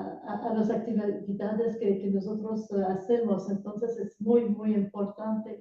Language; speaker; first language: Spanish; non-native, learner; French